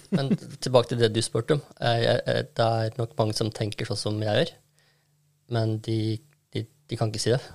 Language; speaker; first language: Norwegian; early bilingual, other home language; Kurdish